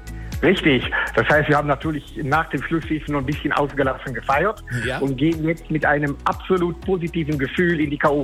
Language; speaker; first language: German; native; German